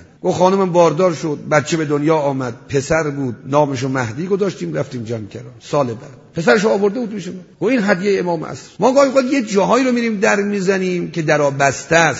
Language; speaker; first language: Persian; native; Persian